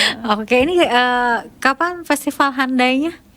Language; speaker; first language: Indonesian; native; Indonesian